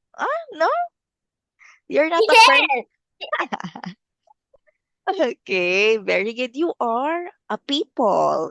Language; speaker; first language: English; non-native, local second language; Filipino